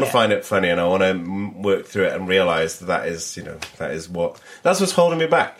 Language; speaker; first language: English; native; English